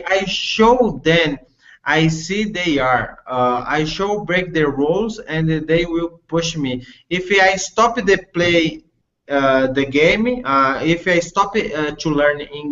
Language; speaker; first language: English; non-native, learner; Portuguese